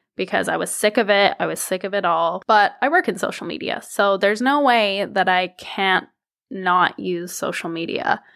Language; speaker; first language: English; native; English